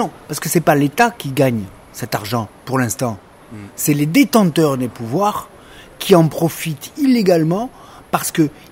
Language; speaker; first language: French; native; French